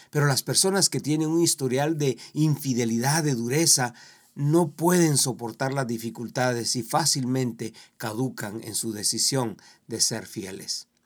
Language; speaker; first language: Spanish; native; Spanish